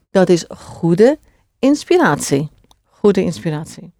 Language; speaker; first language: Dutch; non-native, fluent; English